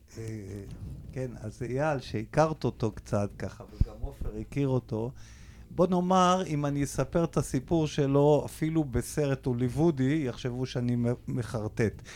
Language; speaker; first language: Hebrew; native; Hebrew